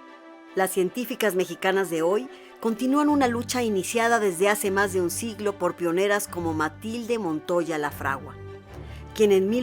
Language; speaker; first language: Spanish; native; Spanish